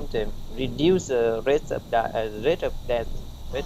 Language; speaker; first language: English; non-native, learner; Vietnamese